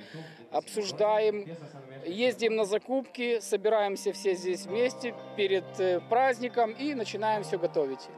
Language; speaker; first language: Russian; native; Russian